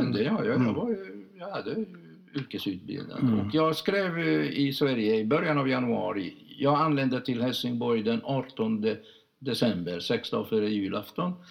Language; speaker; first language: Swedish; non-native, fluent; Hungarian